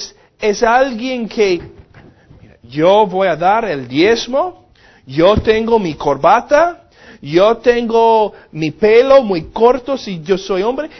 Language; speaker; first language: Spanish; non-native, fluent; English